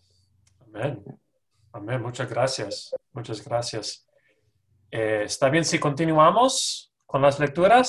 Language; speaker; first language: Spanish; non-native, fluent; English